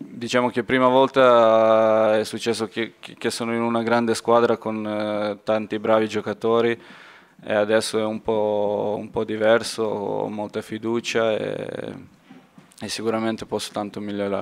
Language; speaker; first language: Italian; non-native, fluent; Serbian